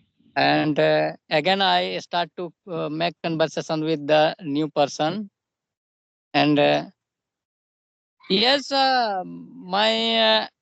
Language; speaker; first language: English; non-native, local second language; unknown